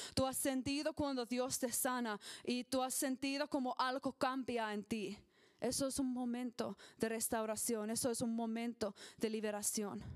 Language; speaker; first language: Spanish; non-native, learner; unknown